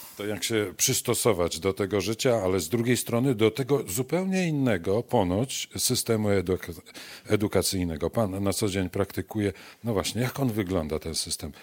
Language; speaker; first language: Polish; native; Polish